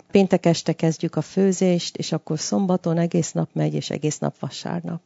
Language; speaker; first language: Hungarian; early bilingual, heritage; Hungarian